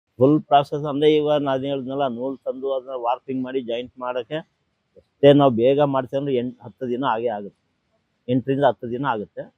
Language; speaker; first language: Kannada; non-native, local second language; Telugu